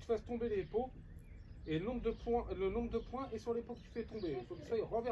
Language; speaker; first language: French; native; French